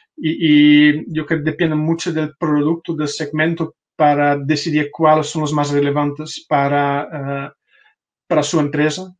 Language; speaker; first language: Spanish; non-native, fluent; Dutch